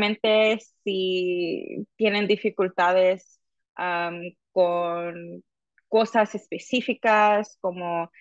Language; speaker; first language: Spanish; early bilingual, heritage; Spanish